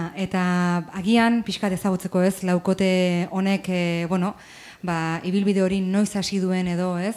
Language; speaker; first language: Basque; native; Basque